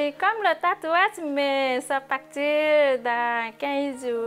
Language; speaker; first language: French; non-native, learner; Nepali